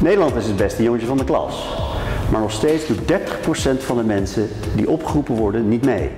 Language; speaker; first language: Dutch; native; Dutch